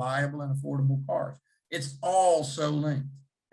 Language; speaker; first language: English; native; English